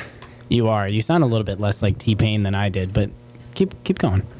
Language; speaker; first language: English; native; English